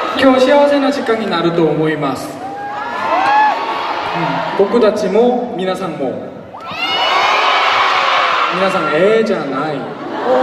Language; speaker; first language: Japanese; non-native, learner; Korean